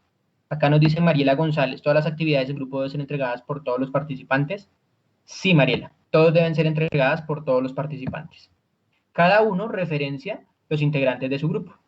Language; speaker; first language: Spanish; native; Spanish